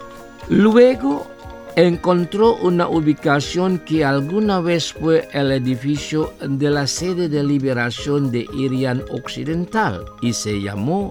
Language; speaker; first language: Spanish; non-native, fluent; Indonesian